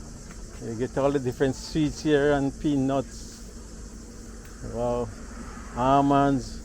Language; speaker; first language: English; non-native, learner; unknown